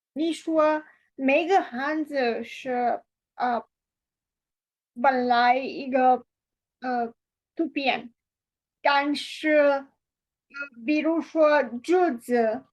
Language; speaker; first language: Chinese; non-native, learner; Romanian